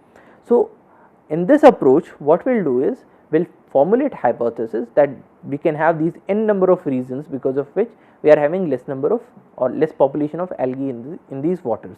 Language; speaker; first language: English; non-native, local second language; Hindi